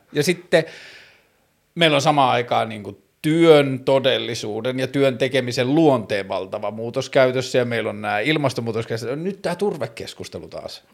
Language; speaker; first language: Finnish; native; Finnish